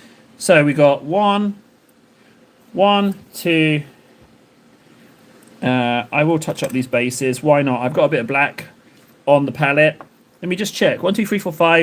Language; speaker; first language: English; native; English